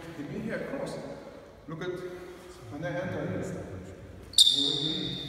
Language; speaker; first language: English; non-native, learner; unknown